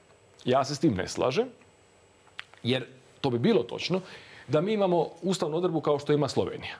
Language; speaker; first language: Croatian; native; Croatian